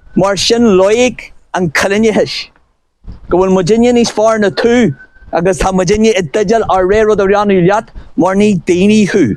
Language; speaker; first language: Irish; non-native, local second language; English